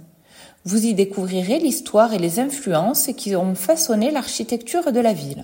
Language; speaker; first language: French; native; French